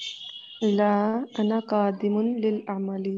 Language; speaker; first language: Arabic; non-native, learner; Urdu